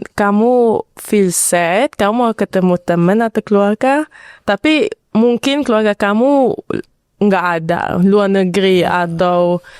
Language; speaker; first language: Indonesian; early bilingual, heritage; Indonesian